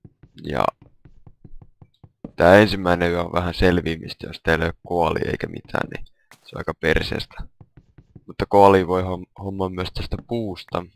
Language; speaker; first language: Finnish; native; Finnish